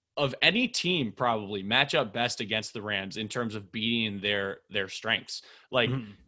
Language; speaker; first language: English; native; English